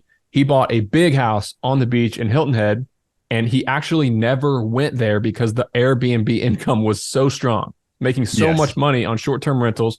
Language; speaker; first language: English; native; English